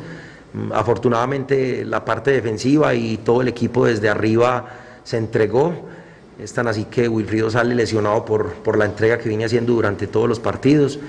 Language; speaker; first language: Spanish; native; Spanish